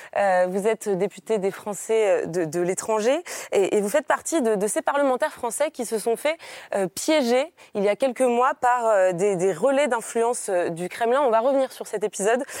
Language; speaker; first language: French; native; French